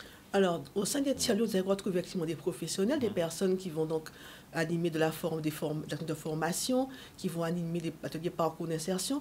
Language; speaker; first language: French; native; French